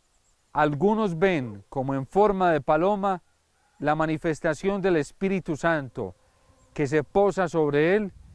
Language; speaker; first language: Spanish; native; Spanish